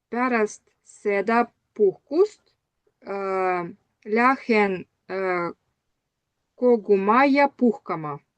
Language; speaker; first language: Estonian; non-native, learner; Russian